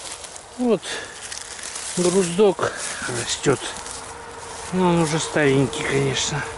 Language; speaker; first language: Russian; native; Russian